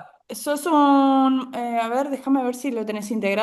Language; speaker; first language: Spanish; native; Spanish